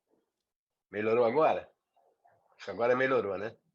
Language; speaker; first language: Portuguese; native; Portuguese